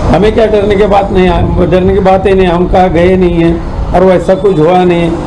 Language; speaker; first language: Hindi; non-native, local second language; Marathi